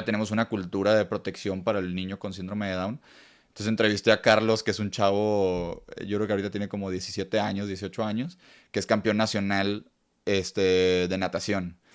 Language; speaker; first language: Spanish; native; Spanish